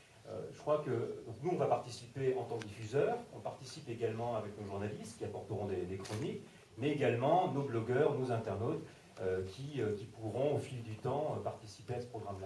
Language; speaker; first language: French; native; French